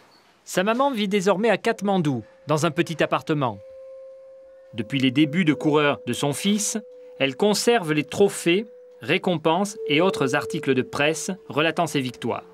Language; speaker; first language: French; native; French